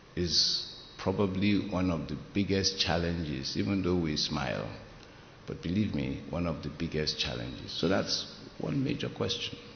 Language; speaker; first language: English; non-native, local second language; Yoruba